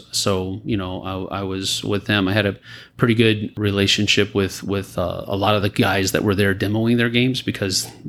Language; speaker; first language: English; native; English